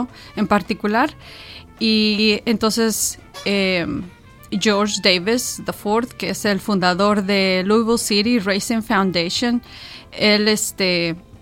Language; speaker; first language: Spanish; native; Spanish